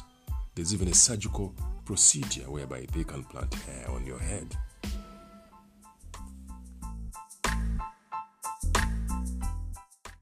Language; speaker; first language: English; non-native, local second language; Ganda